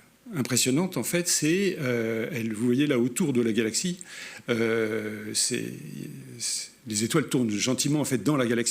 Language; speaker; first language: French; native; French